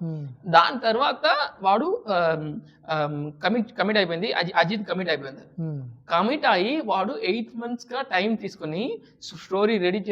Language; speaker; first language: Telugu; non-native, learner; Tamil